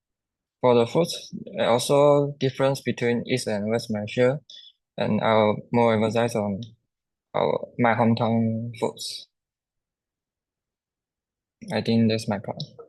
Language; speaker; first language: English; non-native, local second language; Chinese